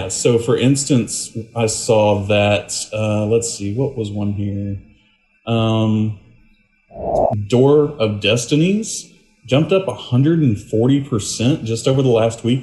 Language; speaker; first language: English; native; English